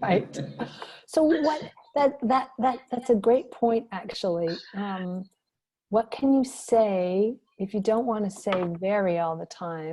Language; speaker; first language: English; non-native, fluent; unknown